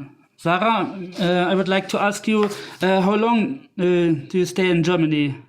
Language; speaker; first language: English; non-native, fluent; German